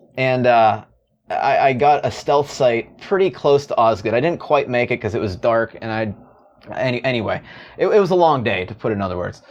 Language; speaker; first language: English; native; English